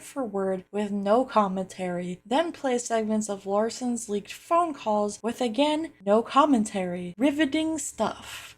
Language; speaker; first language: English; native; English